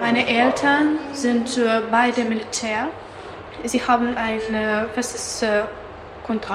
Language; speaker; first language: German; non-native, learner; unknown